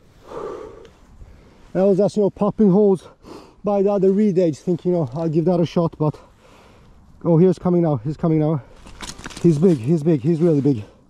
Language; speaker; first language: English; non-native, fluent; Swedish